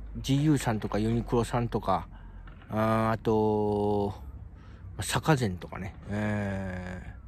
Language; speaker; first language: Japanese; native; Japanese